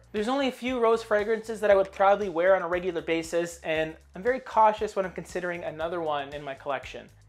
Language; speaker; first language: English; native; English